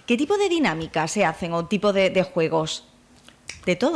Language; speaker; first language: Spanish; native; Spanish